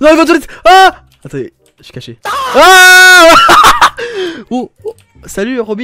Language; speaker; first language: French; native; French